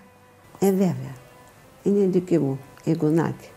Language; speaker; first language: Greek; non-native, learner; Bulgarian